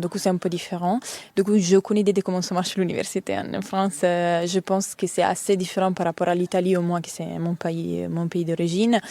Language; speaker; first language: French; non-native, fluent; Italian